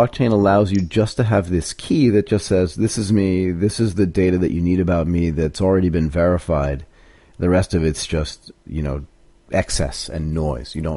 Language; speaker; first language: English; native; English